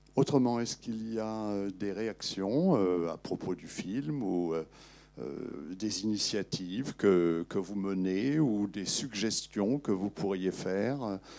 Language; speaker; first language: French; native; French